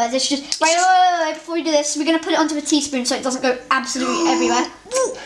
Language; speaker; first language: English; native; English